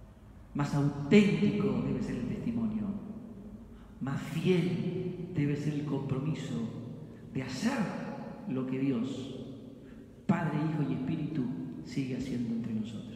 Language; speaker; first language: Spanish; native; Spanish